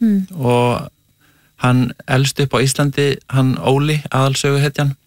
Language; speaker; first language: Icelandic; native; Icelandic